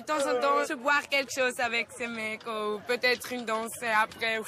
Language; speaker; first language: French; non-native, learner; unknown